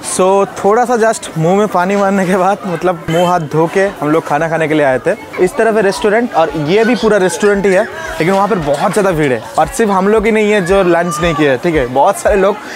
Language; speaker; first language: Hindi; non-native, local second language; Bangla